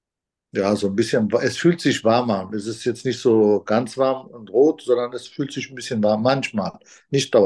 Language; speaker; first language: German; non-native, fluent; Turkish